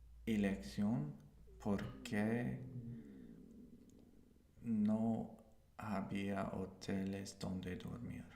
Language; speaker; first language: Spanish; non-native, learner; English